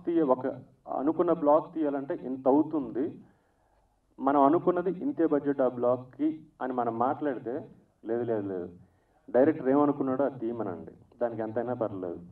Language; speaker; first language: Telugu; native; Telugu